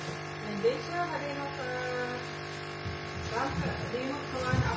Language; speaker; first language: Dutch; non-native, learner; Cebuano